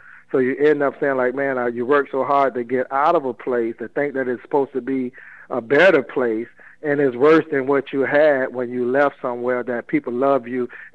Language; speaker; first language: English; native; English